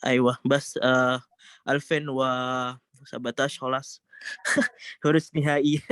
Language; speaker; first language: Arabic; non-native, learner; Indonesian